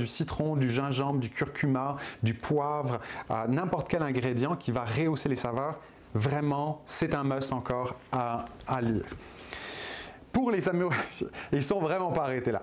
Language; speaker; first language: French; native; French